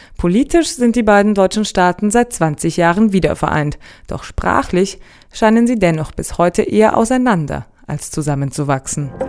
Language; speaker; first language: German; native; German